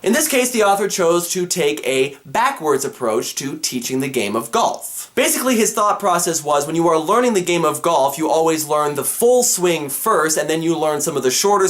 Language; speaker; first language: English; native; English